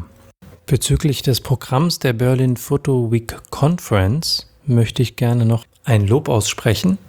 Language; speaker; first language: German; native; German